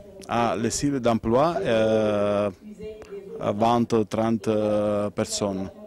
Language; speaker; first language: French; non-native, learner; Italian